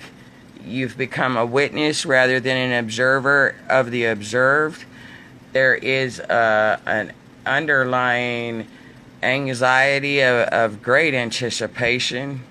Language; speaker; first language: English; native; English